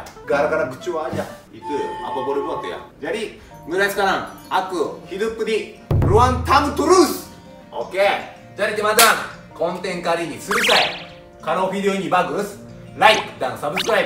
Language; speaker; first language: Indonesian; non-native, fluent; Japanese